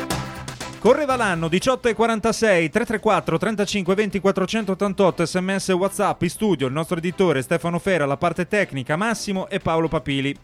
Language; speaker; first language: Italian; native; Italian